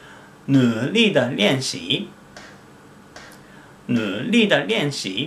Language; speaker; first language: Chinese; non-native, fluent; Japanese